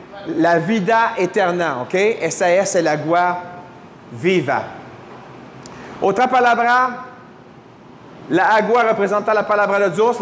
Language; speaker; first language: Spanish; non-native, fluent; French